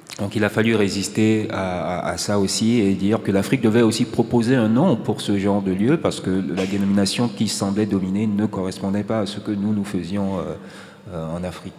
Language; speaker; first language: French; non-native, local second language; Ewe